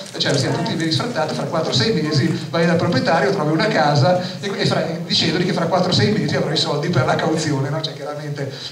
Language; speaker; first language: Italian; native; Italian